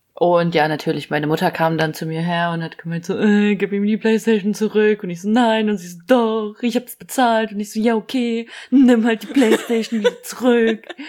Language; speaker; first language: German; native; German